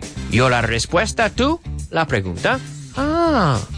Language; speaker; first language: Spanish; non-native, fluent; English